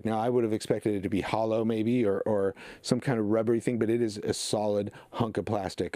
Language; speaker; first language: English; native; English